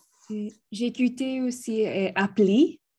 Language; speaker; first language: French; non-native, learner; Spanish